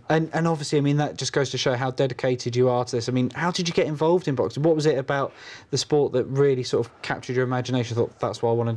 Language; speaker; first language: English; native; English